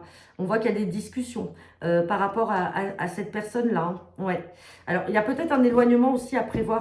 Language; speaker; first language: French; native; French